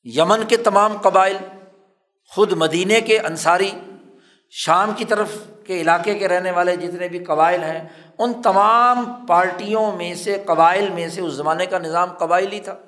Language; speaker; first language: Urdu; non-native, local second language; Punjabi